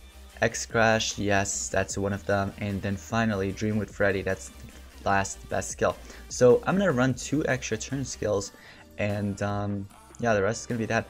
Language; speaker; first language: English; native; English